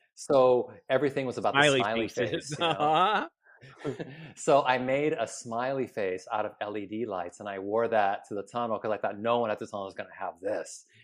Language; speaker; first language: English; early bilingual, other home language; Spanish